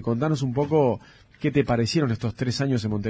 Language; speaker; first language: Spanish; native; Spanish